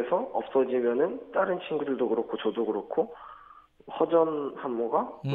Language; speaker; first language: Korean; native; Korean